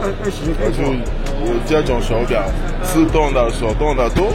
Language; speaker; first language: Chinese; non-native, fluent; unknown